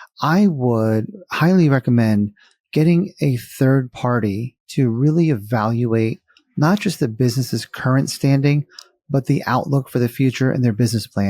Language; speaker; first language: English; native; English